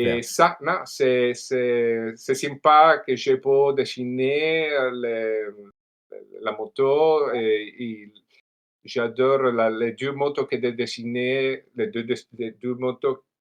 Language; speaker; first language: French; non-native, learner; Italian